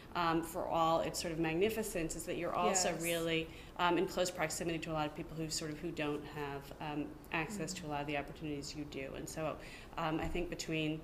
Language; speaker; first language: English; native; English